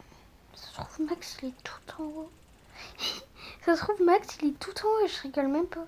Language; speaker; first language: French; native; French